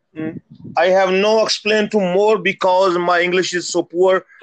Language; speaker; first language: English; non-native, local second language; Punjabi